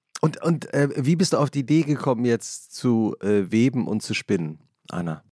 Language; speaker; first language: German; native; German